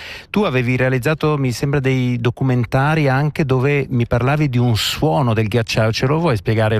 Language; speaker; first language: Italian; native; Italian